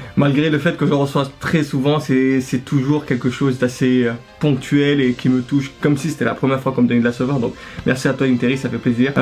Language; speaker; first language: French; early bilingual, other home language; Arabic